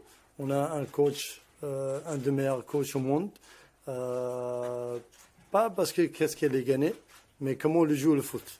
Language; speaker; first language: French; non-native, learner; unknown